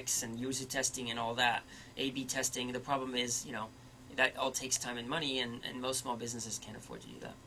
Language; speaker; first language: English; early bilingual, other home language; French